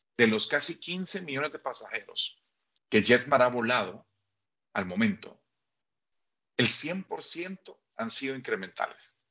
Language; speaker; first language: Spanish; native; Spanish